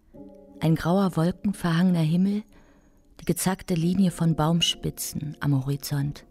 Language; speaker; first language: German; native; German